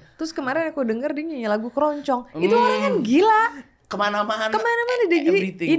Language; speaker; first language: Indonesian; native; Indonesian